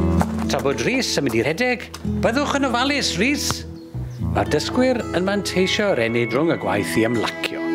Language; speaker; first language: Welsh; native; Welsh